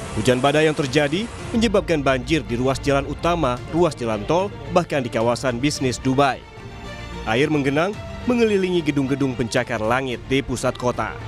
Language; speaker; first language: Indonesian; native; Indonesian